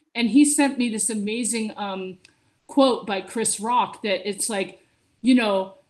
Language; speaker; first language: English; native; English